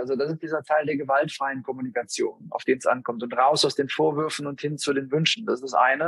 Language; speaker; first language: German; native; German